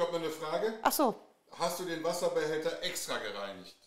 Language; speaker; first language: German; native; German